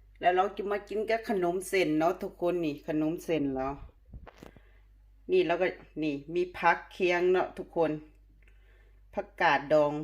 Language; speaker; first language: Thai; non-native, local second language; Lao